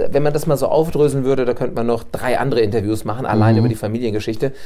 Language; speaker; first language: German; native; German